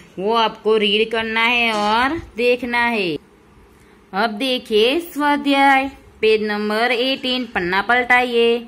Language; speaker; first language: Hindi; non-native, local second language; Gujarati